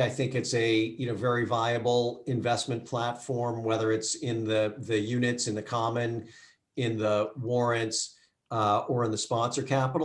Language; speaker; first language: English; native; English